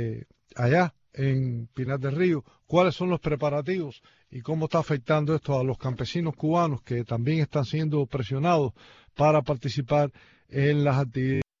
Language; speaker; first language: Spanish; native; Spanish